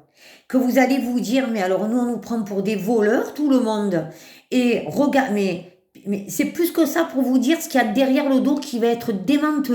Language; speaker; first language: French; native; French